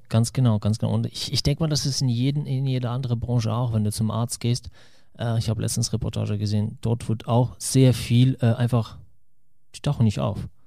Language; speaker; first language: German; non-native, fluent; Russian